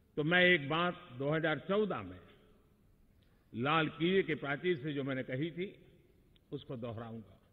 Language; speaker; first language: Hindi; non-native, local second language; Gujarati